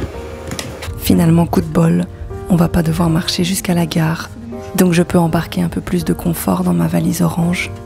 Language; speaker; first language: French; native; French